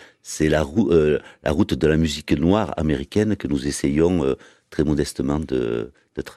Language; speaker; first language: French; native; French